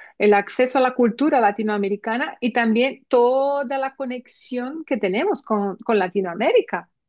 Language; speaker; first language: Spanish; early bilingual, heritage; Spanish